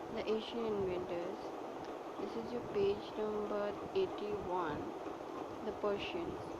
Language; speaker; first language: English; non-native, local second language; Urdu